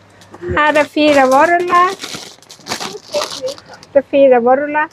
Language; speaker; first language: Norwegian; non-native, learner; Thai